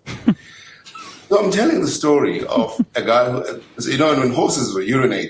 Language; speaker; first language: English; non-native, local second language; Zulu